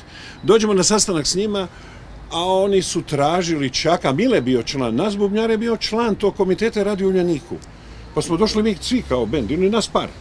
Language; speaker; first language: Serbian; native; Serbian